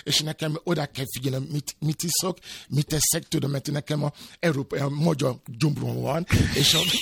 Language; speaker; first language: Hungarian; non-native, fluent; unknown